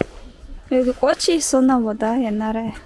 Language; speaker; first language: Korean; non-native, fluent; Turkmen